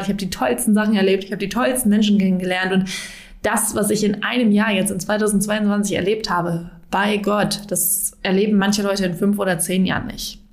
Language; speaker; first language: German; native; German